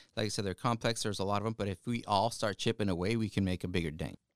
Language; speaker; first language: English; early bilingual, other home language; Spanish